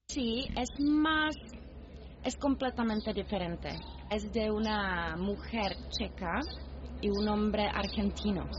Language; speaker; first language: Spanish; non-native, fluent; Czech